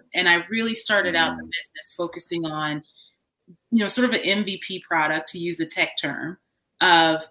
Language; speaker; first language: English; native; English